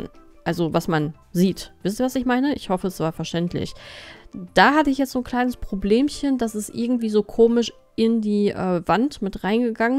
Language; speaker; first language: German; native; German